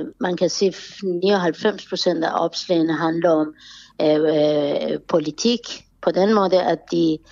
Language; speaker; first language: Danish; non-native, fluent; Persian